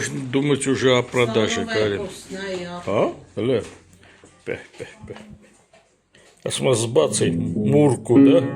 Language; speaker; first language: Russian; non-native, local second language; Armenian